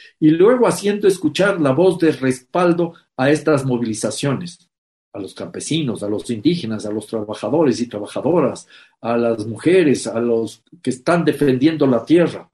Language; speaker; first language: Spanish; native; Spanish